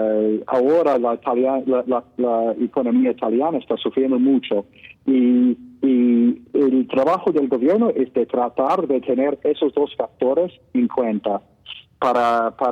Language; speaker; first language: Spanish; non-native, fluent; Italian